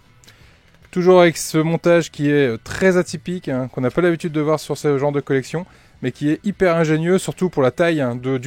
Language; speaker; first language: French; native; French